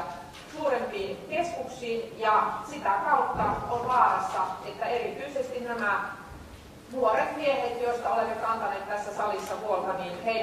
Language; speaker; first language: Finnish; native; Finnish